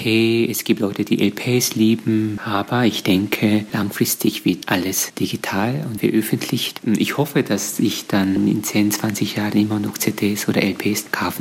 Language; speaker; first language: German; non-native, fluent; Korean